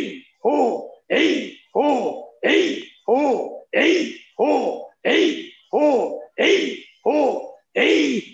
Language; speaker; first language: Japanese; native; Japanese